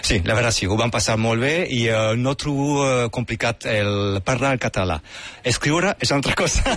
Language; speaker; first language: Catalan; non-native, fluent; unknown